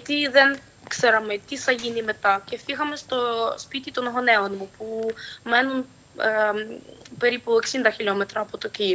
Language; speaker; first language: Greek; non-native, fluent; Ukrainian